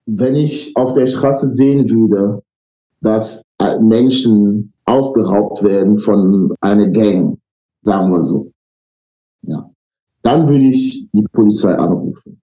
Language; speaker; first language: German; non-native, fluent; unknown